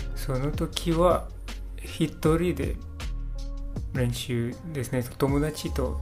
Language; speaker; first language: Japanese; non-native, learner; English